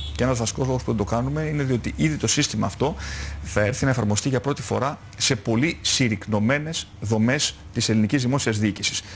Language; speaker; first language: Greek; native; Greek